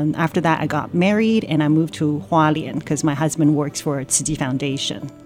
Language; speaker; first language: English; early bilingual, other home language; Chinese